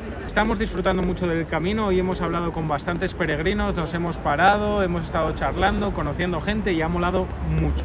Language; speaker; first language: Spanish; native; Spanish